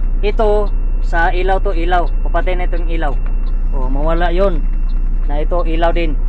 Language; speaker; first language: Filipino; non-native, local second language; Cebuano